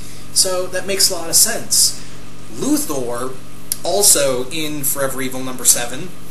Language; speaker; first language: English; native; English